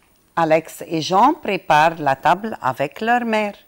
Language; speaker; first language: French; non-native, fluent; Arabic